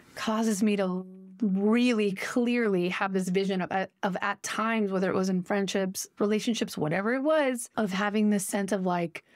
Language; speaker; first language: English; native; English